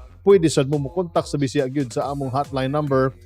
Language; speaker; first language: Cebuano; native; Cebuano